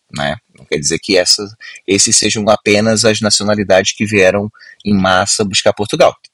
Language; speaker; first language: Portuguese; native; Portuguese